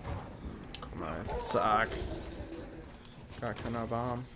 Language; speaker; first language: German; native; German